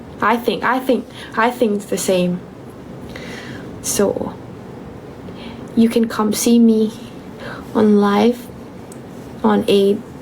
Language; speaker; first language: English; non-native, learner; Thai